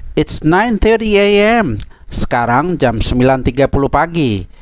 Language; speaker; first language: English; non-native, fluent; Indonesian